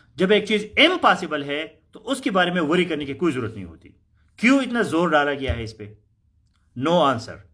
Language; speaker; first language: Urdu; non-native, local second language; Punjabi